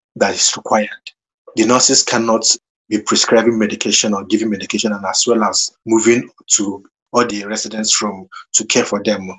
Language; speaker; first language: English; non-native, local second language; Igbo